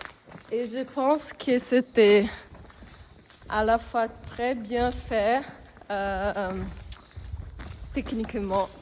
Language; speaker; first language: French; non-native, learner; Portuguese